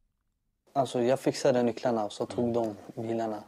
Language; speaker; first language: Swedish; non-native, local second language; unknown